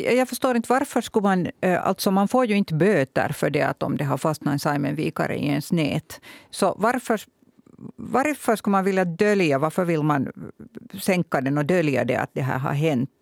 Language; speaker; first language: Swedish; native; Swedish